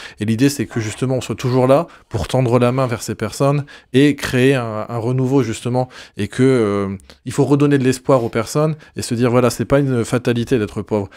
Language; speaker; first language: French; native; French